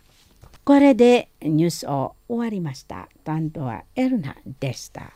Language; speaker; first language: Japanese; non-native, fluent; Indonesian